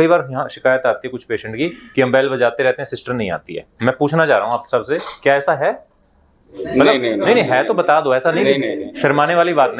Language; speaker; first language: Hindi; native; Hindi